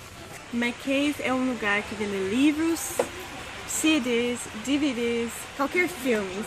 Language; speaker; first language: Portuguese; non-native, learner; English